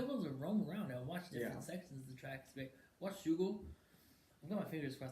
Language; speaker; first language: English; native; English